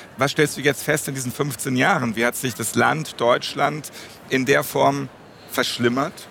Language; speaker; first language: German; native; German